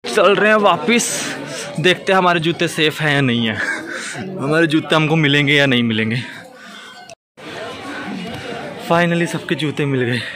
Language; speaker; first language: Hindi; native; Hindi